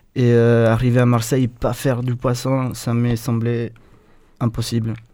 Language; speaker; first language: French; non-native, fluent; Spanish